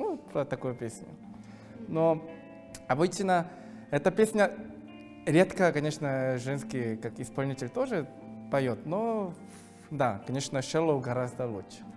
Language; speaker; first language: Russian; non-native, fluent; Korean